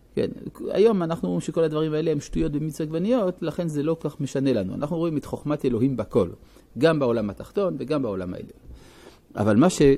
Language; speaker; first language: Hebrew; non-native, fluent; French